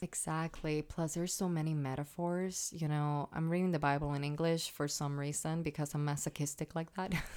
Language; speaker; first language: English; non-native, fluent; Spanish